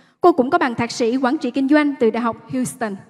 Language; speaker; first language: Vietnamese; native; Vietnamese